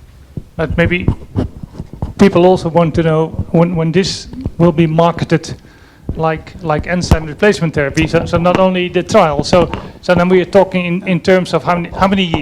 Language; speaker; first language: English; non-native, fluent; Dutch